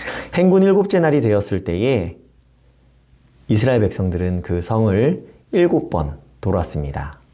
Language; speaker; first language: Korean; native; Korean